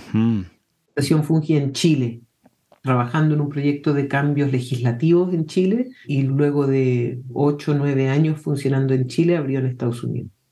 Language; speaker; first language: Spanish; early bilingual, heritage; Spanish